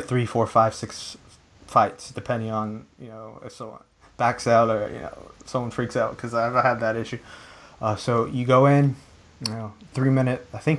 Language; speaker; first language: English; native; English